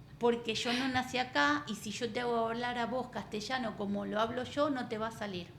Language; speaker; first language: Spanish; native; Spanish